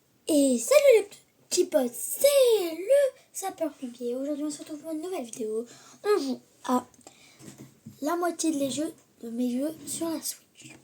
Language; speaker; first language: French; native; French